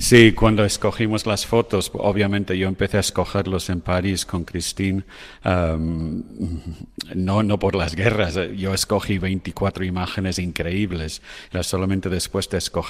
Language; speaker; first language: Spanish; non-native, fluent; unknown